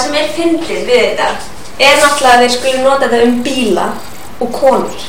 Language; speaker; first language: Icelandic; native; Icelandic